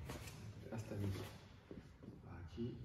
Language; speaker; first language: Spanish; non-native, learner; French